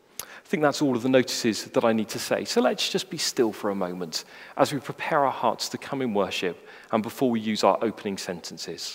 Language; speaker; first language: English; native; English